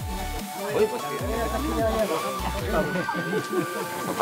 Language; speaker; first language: French; non-native, learner; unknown